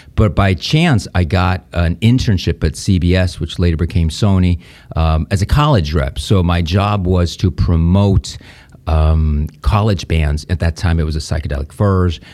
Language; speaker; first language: English; non-native, fluent; Spanish